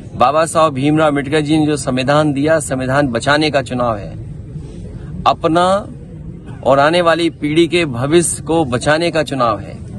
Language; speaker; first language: Hindi; native; Hindi